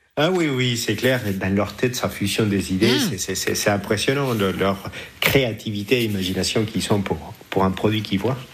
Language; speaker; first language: French; non-native, fluent; Spanish